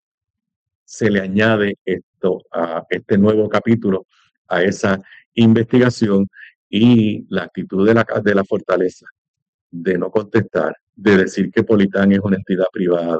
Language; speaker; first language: Spanish; native; Spanish